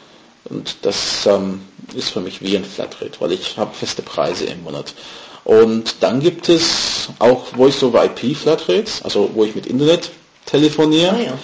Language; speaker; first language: German; non-native, fluent; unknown